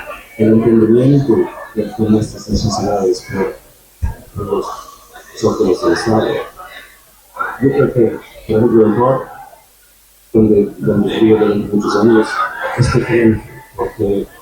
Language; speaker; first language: Spanish; non-native, learner; English